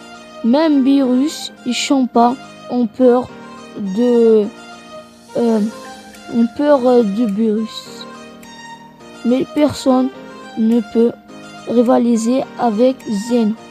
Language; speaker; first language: French; non-native, learner; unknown